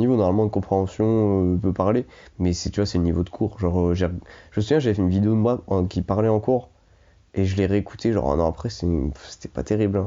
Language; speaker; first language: French; native; French